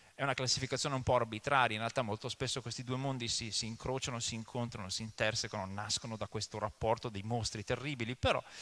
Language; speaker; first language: Italian; early bilingual, other home language; English